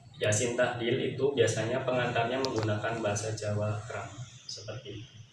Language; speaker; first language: Indonesian; non-native, local second language; Javanese